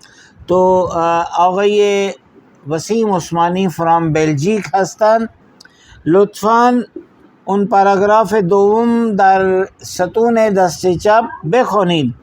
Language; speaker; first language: Persian; non-native, fluent; Urdu